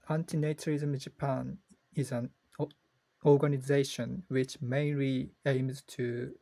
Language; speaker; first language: English; non-native, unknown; Japanese